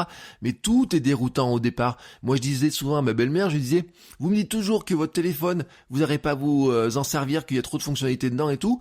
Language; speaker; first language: French; native; French